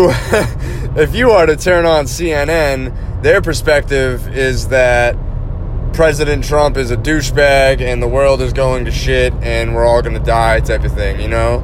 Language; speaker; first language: English; native; English